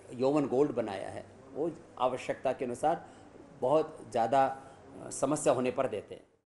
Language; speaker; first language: Hindi; native; Hindi